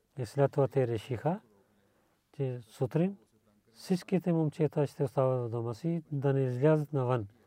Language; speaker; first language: Bulgarian; non-native, learner; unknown